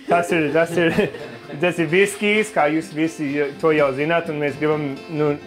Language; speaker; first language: Latvian; early bilingual, other home language; English